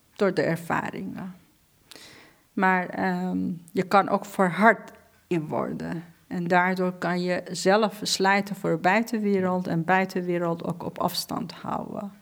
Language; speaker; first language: Dutch; non-native, fluent; Persian